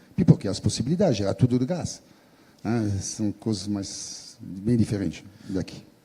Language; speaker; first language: Portuguese; non-native, fluent; French